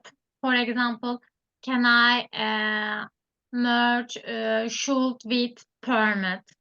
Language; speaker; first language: English; non-native, learner; Turkish